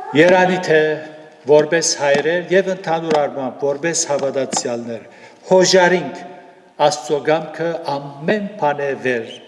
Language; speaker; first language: Armenian; native; Armenian